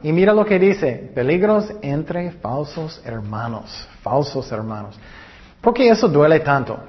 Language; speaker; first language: Spanish; non-native, learner; English